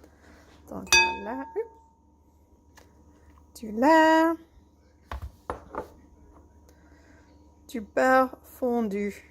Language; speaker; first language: French; non-native, fluent; English